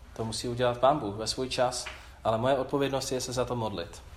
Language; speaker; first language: Czech; native; Czech